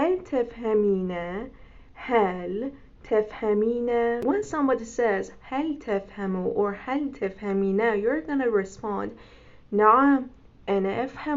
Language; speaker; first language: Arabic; non-native, fluent; Persian